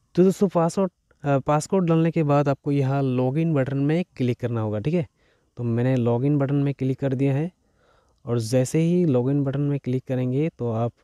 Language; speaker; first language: Hindi; non-native, local second language; Bangla